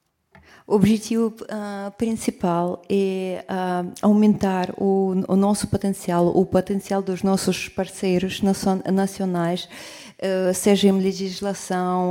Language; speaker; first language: Portuguese; non-native, fluent; Russian